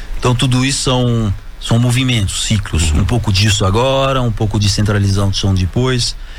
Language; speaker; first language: Portuguese; non-native, fluent; French